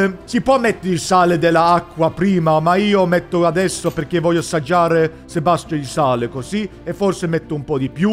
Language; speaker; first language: Italian; non-native, learner; English